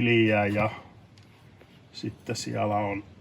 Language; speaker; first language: Finnish; native; Finnish